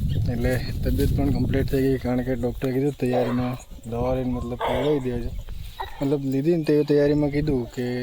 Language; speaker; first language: Gujarati; non-native, local second language; Bhili